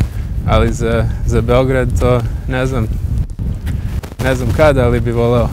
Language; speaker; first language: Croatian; early bilingual, heritage; English